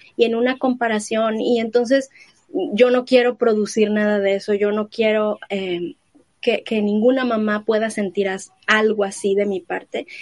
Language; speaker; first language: Spanish; native; Spanish